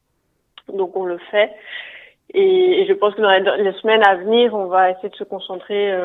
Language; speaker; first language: French; native; French